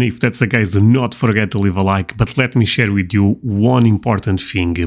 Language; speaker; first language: English; non-native, fluent; Portuguese